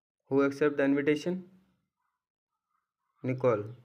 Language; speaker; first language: English; non-native, local second language; Hindi